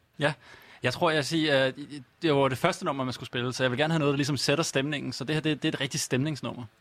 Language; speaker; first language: Danish; native; Danish